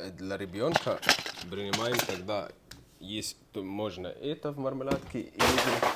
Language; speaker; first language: Russian; non-native, learner; Arabic